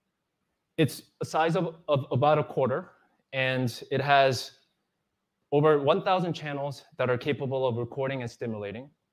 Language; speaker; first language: English; non-native, fluent; Korean